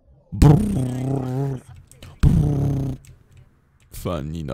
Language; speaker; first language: Japanese; non-native, learner; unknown